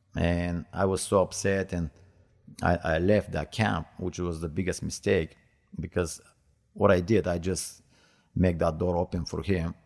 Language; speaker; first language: English; non-native, learner; Bulgarian